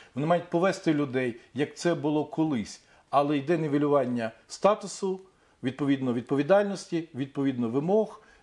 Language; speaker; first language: Ukrainian; native; Ukrainian